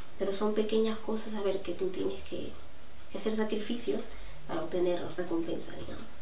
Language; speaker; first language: Spanish; native; Spanish